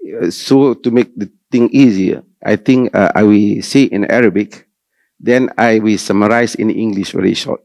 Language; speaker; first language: English; non-native, local second language; Malay